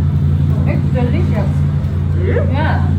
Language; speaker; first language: English; non-native, learner; Korean